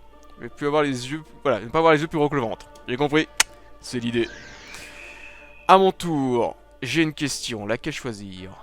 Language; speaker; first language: French; native; French